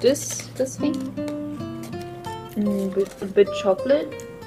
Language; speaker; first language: English; non-native, learner; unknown